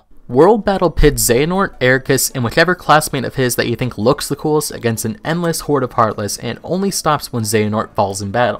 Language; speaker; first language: English; native; English